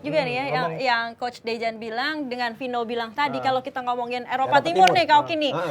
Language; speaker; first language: Indonesian; native; Indonesian